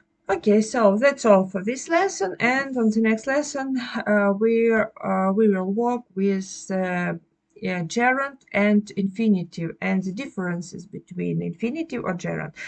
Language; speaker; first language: English; non-native, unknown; Ukrainian